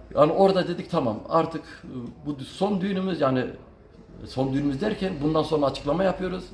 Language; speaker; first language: Turkish; early bilingual, heritage; Turkish